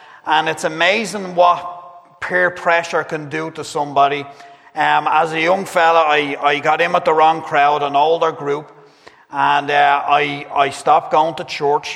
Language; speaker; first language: English; native; English